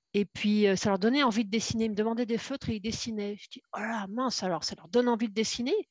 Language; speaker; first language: French; native; French